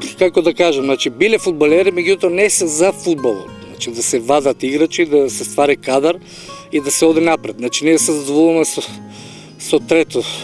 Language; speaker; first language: Macedonian; native; Macedonian